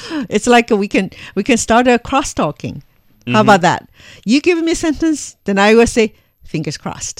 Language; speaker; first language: English; non-native, fluent; Chinese